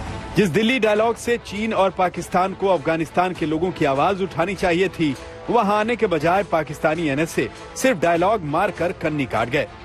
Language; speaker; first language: Hindi; native; Hindi